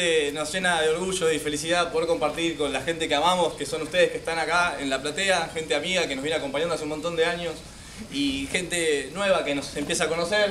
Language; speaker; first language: Spanish; native; Spanish